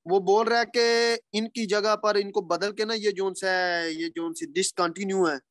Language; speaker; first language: Urdu; non-native, local second language; Punjabi